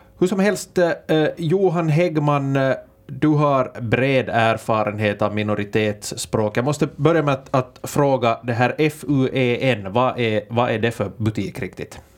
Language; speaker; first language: Swedish; native; Swedish